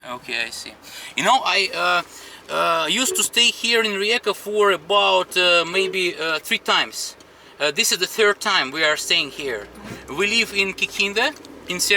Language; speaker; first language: English; non-native, fluent; Russian